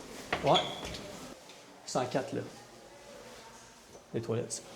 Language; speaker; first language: French; native; French